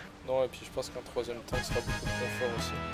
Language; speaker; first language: French; native; French